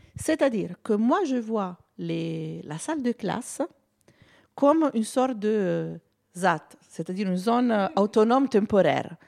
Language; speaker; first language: French; non-native, fluent; Italian